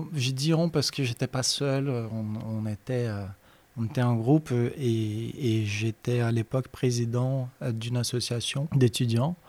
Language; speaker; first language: French; non-native, fluent; Portuguese